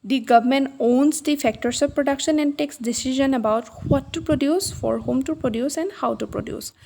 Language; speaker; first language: English; non-native, local second language; Assamese